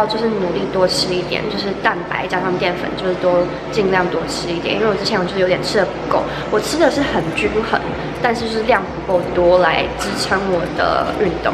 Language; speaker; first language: Chinese; native; Chinese